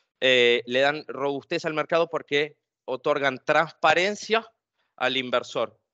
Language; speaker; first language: Spanish; native; Spanish